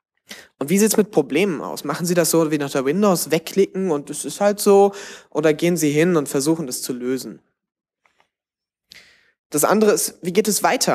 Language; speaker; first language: German; native; German